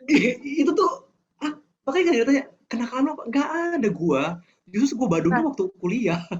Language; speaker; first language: Indonesian; native; Indonesian